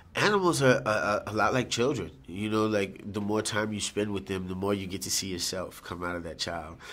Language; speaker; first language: English; native; English